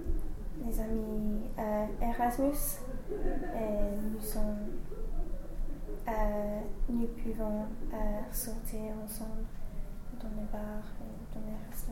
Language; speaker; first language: French; non-native, learner; English